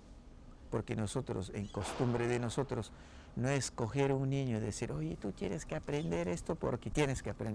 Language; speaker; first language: Spanish; non-native, local second language; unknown